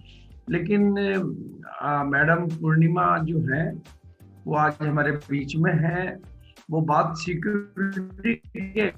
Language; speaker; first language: Hindi; native; Hindi